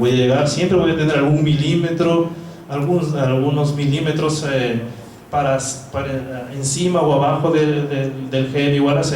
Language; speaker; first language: Spanish; non-native, fluent; Portuguese